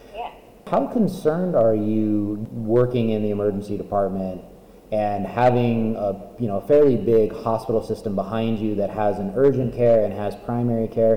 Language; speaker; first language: English; native; English